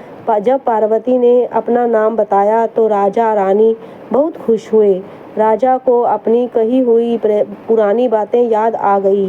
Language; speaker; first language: Hindi; native; Hindi